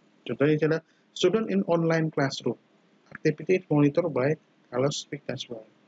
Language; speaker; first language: English; non-native, learner; Indonesian